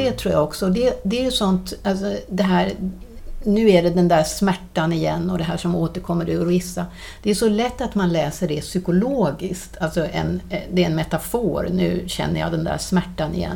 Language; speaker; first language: Swedish; native; Swedish